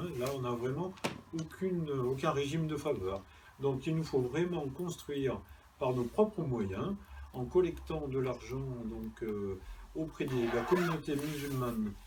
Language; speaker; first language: French; native; French